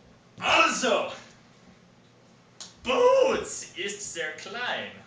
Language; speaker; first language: German; non-native, learner; English